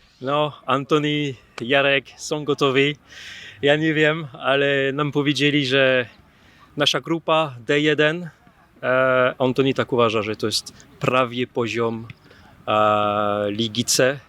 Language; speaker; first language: Polish; non-native, fluent; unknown